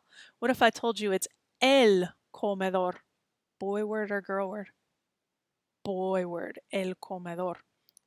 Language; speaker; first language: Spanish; non-native, fluent; English